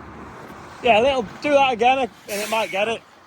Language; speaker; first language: English; native; English